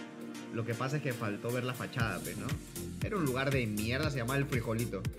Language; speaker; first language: Spanish; native; Spanish